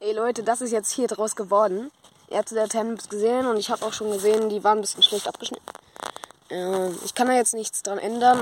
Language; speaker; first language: German; native; German